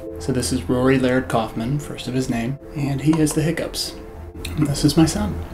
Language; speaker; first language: English; native; English